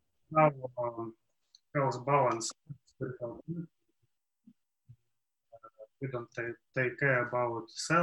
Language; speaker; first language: English; non-native, learner; Russian